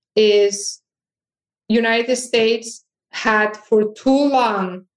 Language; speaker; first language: English; non-native, fluent; Catalan